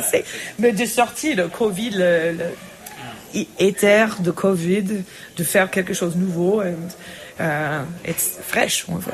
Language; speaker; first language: French; non-native, fluent; English